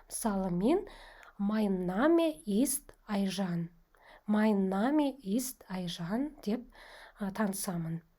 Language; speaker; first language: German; non-native, fluent; Kazakh